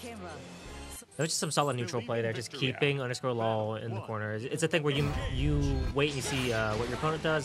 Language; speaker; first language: English; native; English